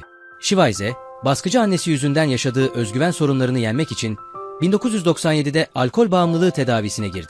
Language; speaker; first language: Turkish; native; Turkish